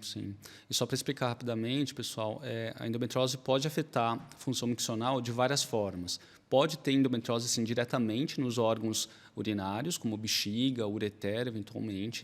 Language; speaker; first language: Portuguese; native; Portuguese